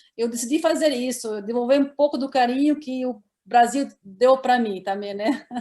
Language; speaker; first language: Portuguese; non-native, fluent; Arabic